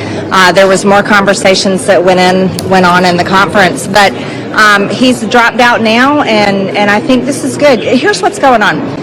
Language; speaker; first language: English; native; English